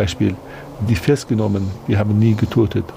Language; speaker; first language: German; non-native, learner; Central Kurdish